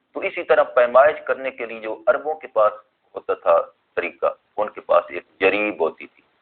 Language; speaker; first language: Urdu; non-native, local second language; Punjabi